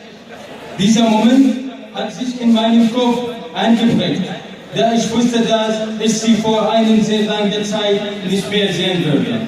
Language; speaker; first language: German; non-native, learner; Arabic